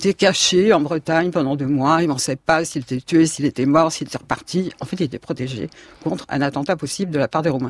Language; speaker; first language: French; native; French